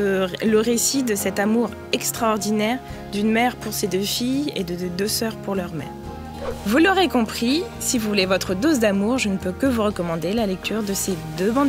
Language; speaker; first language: French; native; French